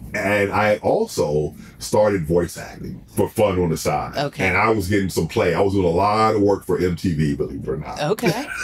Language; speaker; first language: English; native; English